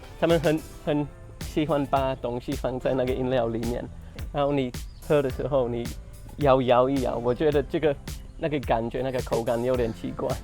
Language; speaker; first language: Chinese; non-native, fluent; English